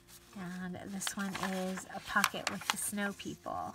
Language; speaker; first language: English; native; English